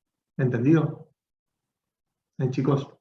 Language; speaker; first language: Spanish; native; Spanish